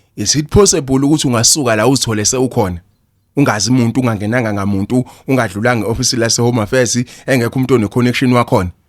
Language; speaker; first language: Zulu; native; Zulu